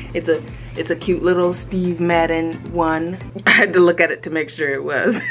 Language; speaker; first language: English; native; English